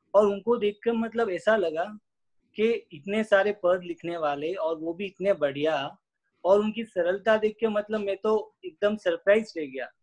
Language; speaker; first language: Hindi; non-native, local second language; Gujarati